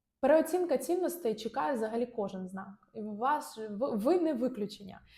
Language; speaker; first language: Ukrainian; non-native, local second language; Russian